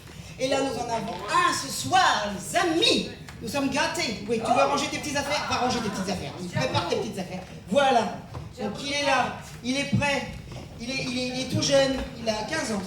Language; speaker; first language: French; native; French